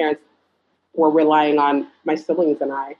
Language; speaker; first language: English; early bilingual, other home language; Fula